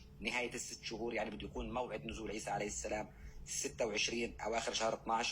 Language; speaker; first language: Arabic; native; Arabic